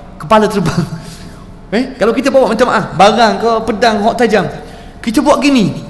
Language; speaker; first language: Malay; non-native, fluent; Arabic